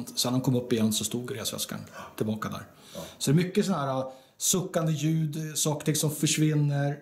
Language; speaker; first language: Swedish; native; Swedish